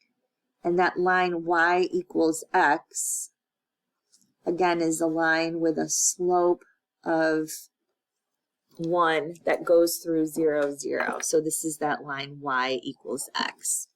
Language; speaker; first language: English; native; English